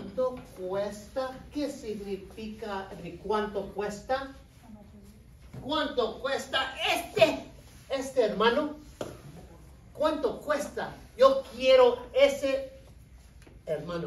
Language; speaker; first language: Spanish; non-native, fluent; English